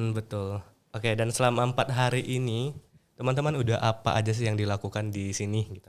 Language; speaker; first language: Indonesian; native; Indonesian